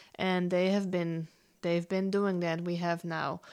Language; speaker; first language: English; non-native, fluent; Dutch